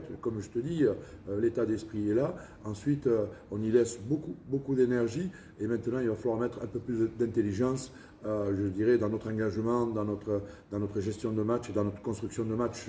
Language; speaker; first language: French; native; French